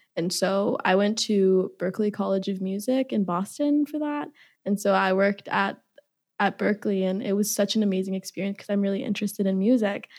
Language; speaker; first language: English; early bilingual, other home language; Somali